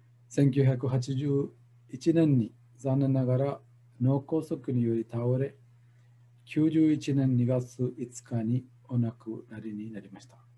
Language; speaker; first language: Japanese; non-native, fluent; Malayalam